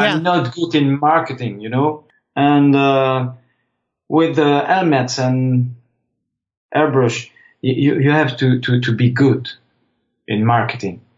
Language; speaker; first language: English; non-native, fluent; French